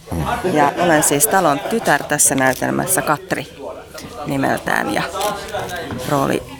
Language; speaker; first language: Finnish; native; Finnish